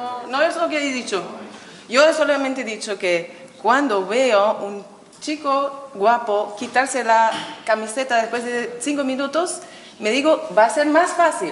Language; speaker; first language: Spanish; non-native, fluent; German